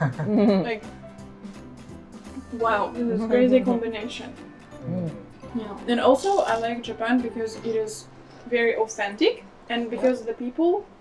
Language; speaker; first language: English; non-native, fluent; Ukrainian